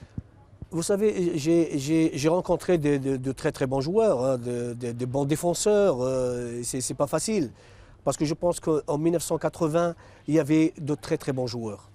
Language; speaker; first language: French; non-native, local second language; Arabic